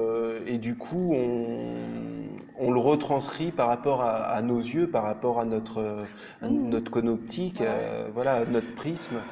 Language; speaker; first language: French; native; French